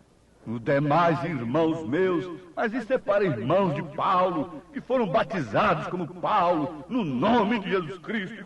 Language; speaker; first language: Portuguese; native; Portuguese